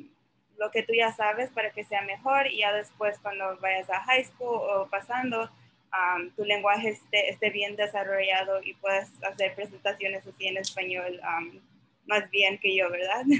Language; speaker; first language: Spanish; early bilingual, other home language; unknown